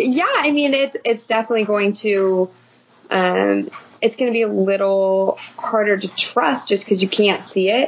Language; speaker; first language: English; native; English